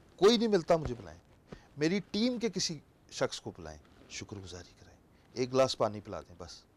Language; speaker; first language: Urdu; non-native, local second language; Punjabi